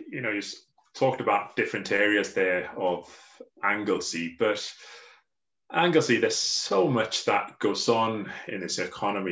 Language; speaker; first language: English; native; English